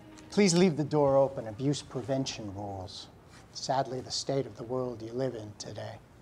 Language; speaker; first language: English; native; English